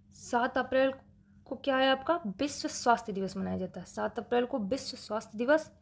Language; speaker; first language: Hindi; native; Hindi